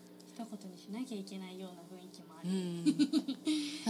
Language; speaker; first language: Japanese; native; Japanese